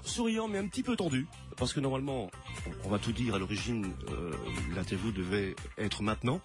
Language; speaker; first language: French; native; French